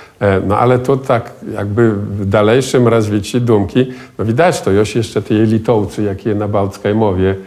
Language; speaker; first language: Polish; non-native, local second language; Belarusian